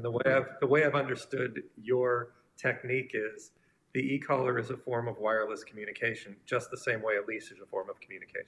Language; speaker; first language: English; native; English